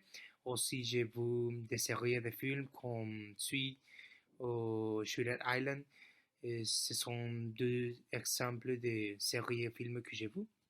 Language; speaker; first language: French; non-native, fluent; Spanish